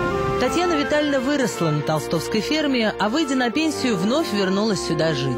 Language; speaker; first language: Russian; native; Russian